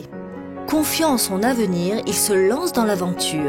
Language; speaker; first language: French; native; French